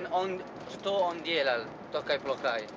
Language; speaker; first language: Russian; non-native, learner; Italian